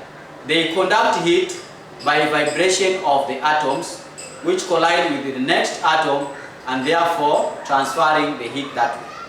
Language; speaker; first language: English; non-native, local second language; Swahili